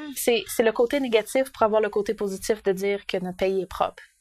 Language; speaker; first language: French; native; French